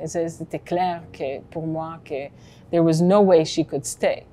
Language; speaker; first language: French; non-native, fluent; Hebrew